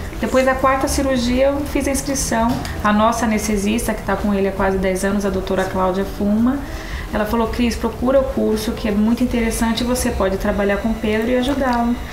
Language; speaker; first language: Portuguese; native; Portuguese